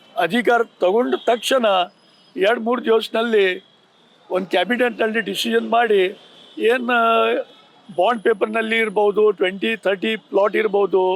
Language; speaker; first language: Kannada; non-native, local second language; Urdu